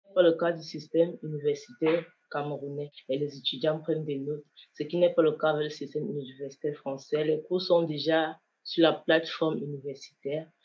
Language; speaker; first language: French; non-native, local second language; Kinyarwanda